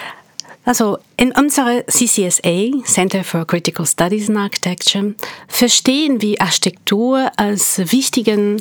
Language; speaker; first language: German; non-native, fluent; Portuguese